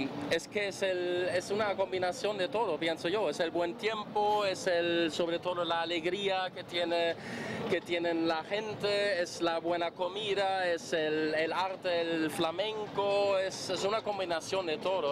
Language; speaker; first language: Spanish; non-native, fluent; German